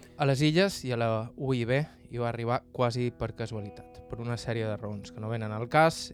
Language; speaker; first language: Catalan; native; Catalan